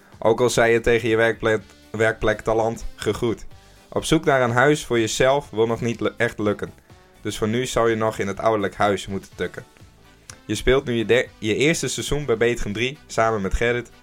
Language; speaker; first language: Dutch; non-native, local second language; Western Frisian